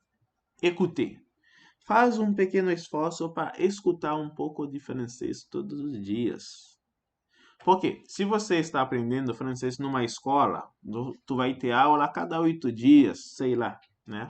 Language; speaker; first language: Portuguese; non-native, fluent; French